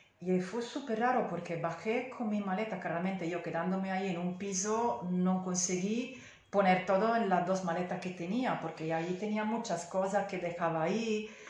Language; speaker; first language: Spanish; non-native, fluent; Italian